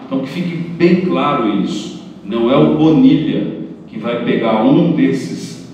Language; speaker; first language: Portuguese; native; Portuguese